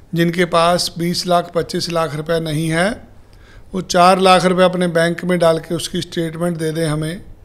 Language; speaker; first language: Hindi; native; Hindi